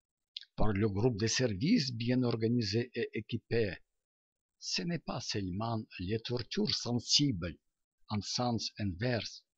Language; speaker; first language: French; non-native, learner; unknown